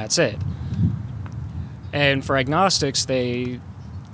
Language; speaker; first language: English; native; English